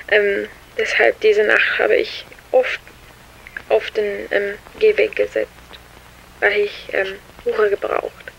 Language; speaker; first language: German; non-native, learner; English